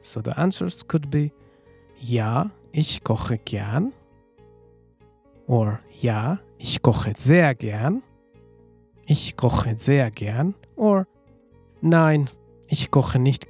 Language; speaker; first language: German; non-native, fluent; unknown